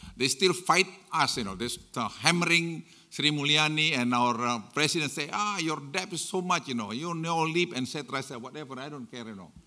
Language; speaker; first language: English; non-native, fluent; Indonesian